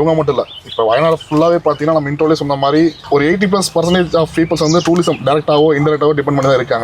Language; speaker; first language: Tamil; native; Tamil